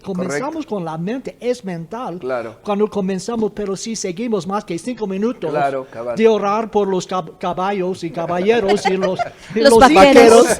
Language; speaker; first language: Spanish; non-native, fluent; English